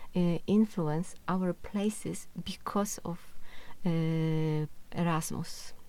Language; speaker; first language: English; non-native, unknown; Polish